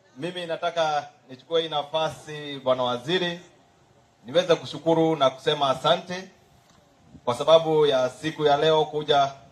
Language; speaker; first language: Swahili; native; Swahili